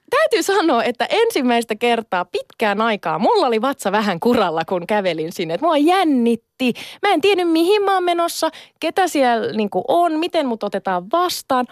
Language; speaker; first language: Finnish; native; Finnish